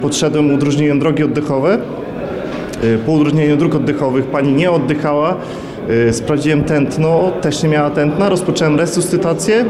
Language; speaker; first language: Polish; native; Polish